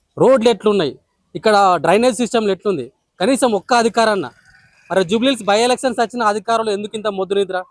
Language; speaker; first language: Telugu; native; Telugu